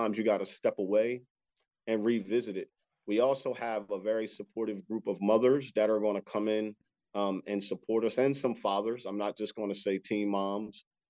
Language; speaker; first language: English; native; English